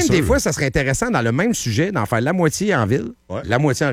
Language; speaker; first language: French; native; French